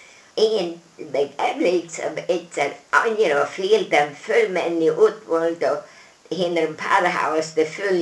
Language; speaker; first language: Hungarian; non-native, local second language; German